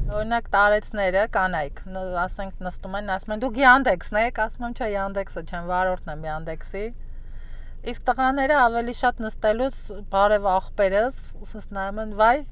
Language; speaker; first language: Armenian; native; Armenian